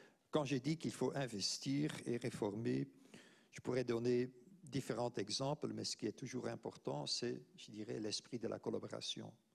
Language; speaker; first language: French; non-native, local second language; Dutch